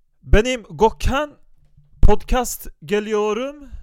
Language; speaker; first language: Turkish; early bilingual, heritage; Turkish